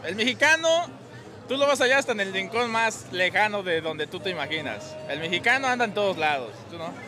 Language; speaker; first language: Spanish; native; Spanish